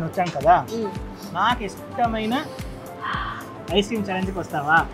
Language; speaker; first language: Telugu; non-native, learner; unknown